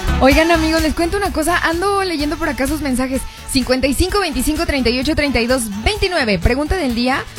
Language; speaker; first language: Spanish; native; Spanish